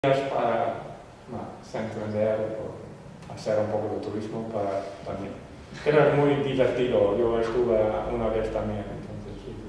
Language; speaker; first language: Spanish; non-native, fluent; Dutch